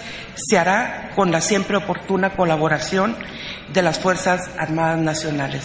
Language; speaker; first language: Spanish; native; Spanish